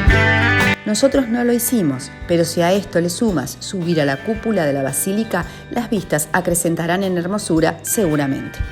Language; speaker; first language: Spanish; native; Spanish